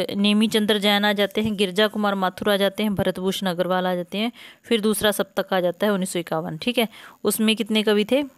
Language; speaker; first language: Hindi; native; Hindi